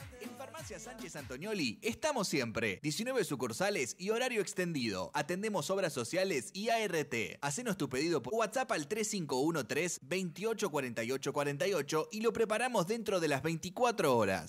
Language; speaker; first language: Spanish; native; Spanish